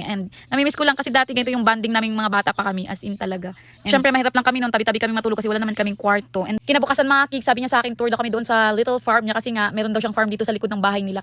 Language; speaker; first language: Filipino; non-native, local second language; Cebuano